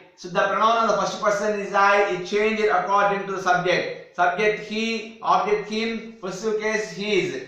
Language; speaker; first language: English; non-native, local second language; Telugu